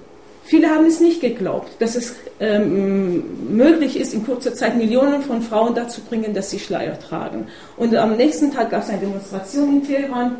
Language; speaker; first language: German; non-native, fluent; Persian